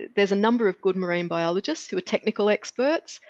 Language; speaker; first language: English; native; English